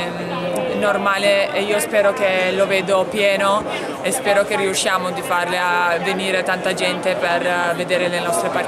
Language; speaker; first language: Italian; non-native, fluent; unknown